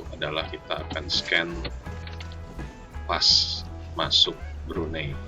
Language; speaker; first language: Indonesian; native; Indonesian